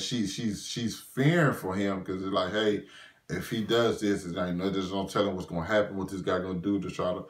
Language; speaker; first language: English; native; English